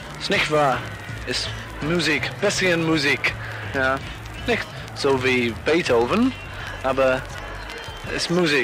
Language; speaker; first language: German; non-native, learner; English